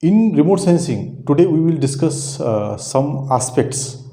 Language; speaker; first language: English; non-native, local second language; Marathi